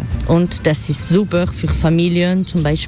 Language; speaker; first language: German; non-native, fluent; French